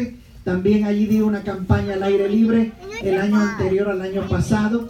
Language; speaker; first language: Spanish; native; Spanish